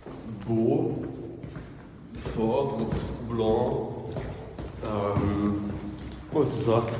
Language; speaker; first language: French; non-native, fluent; German